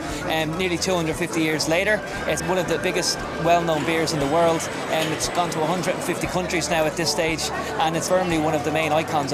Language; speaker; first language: English; native; English